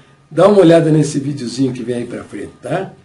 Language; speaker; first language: Portuguese; native; Portuguese